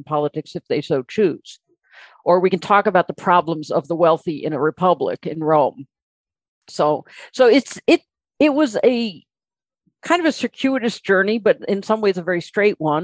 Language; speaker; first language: English; native; English